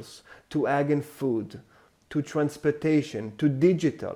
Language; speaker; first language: English; non-native, fluent; Hebrew